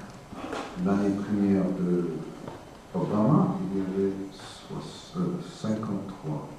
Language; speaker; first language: French; non-native, fluent; English